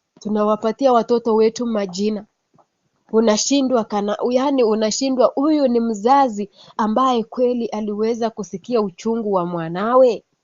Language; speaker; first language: Swahili; non-native, local second language; Kalenjin